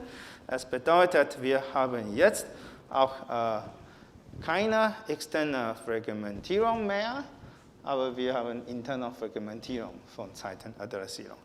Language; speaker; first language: German; non-native, learner; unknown